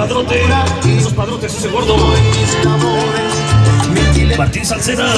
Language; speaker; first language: Spanish; native; Spanish